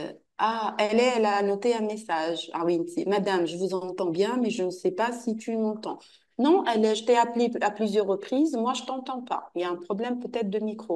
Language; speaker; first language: French; non-native, local second language; Arabic